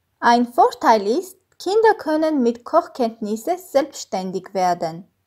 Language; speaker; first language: German; non-native, learner; Armenian